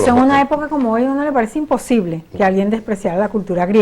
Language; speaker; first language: Spanish; native; Spanish